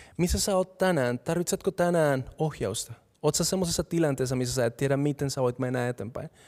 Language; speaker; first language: Finnish; non-native, fluent; Spanish